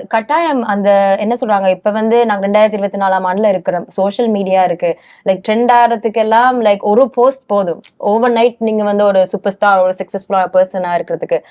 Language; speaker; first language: Tamil; early bilingual, heritage; Tamil